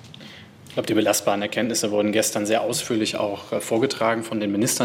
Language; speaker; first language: German; native; German